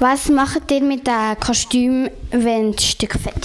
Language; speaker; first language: German; native; German